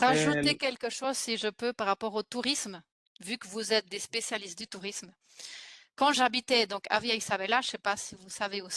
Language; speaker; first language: French; non-native, fluent; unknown